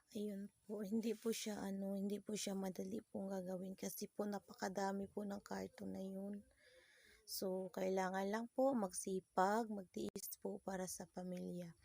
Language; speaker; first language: Filipino; non-native, local second language; Cebuano